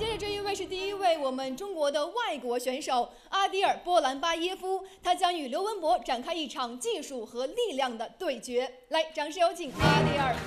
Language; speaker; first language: Chinese; native; Chinese